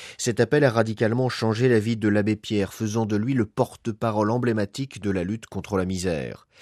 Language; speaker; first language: French; native; French